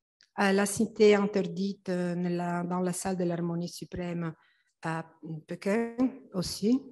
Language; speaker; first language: French; non-native, fluent; Italian